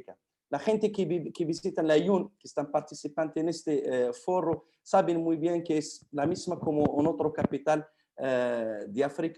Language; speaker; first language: Spanish; non-native, fluent; Arabic